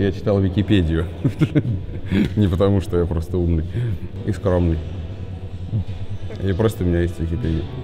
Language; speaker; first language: Russian; native; Russian